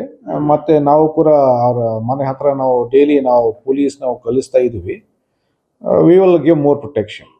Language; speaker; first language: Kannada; non-native, fluent; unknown